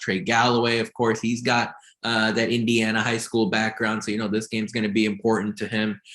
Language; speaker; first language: English; native; English